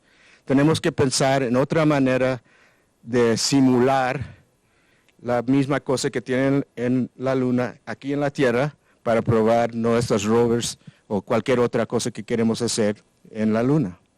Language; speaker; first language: Spanish; non-native, learner; English